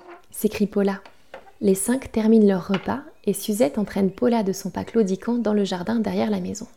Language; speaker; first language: French; native; French